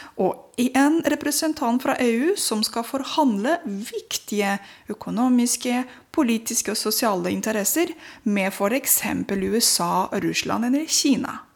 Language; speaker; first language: Norwegian; non-native, fluent; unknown